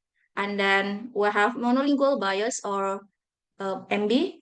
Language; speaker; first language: English; non-native, fluent; Buginese